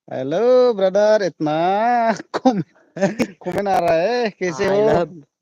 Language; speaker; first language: Hindi; non-native, local second language; Bodo